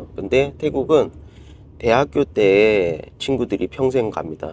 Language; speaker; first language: Korean; native; Korean